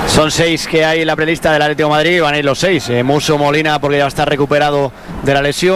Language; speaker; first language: Spanish; native; Spanish